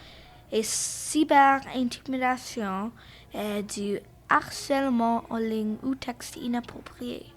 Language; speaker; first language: French; non-native, local second language; English